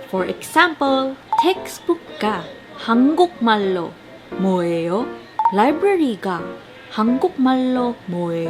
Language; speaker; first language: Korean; non-native, learner; Filipino